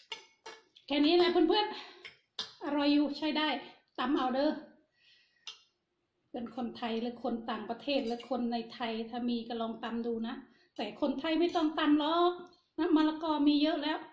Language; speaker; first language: Thai; non-native, local second language; Northeastern Thai